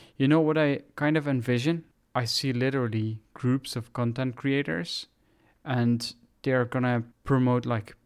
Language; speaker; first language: English; non-native, fluent; Dutch